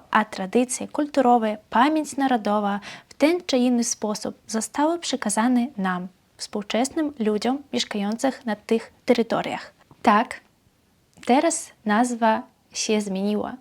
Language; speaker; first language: Polish; non-native, fluent; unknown